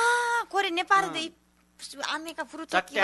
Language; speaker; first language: Japanese; non-native, learner; Nepali